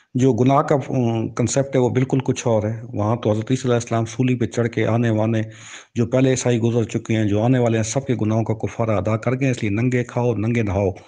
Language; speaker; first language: Urdu; native; Urdu